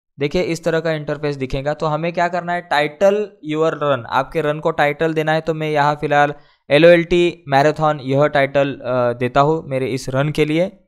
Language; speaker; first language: Hindi; non-native, local second language; Marathi